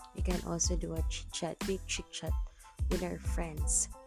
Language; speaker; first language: English; non-native, local second language; Cebuano